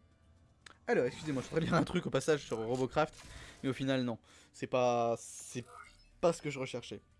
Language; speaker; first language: French; native; French